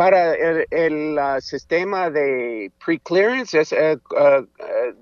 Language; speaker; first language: Spanish; non-native, fluent; English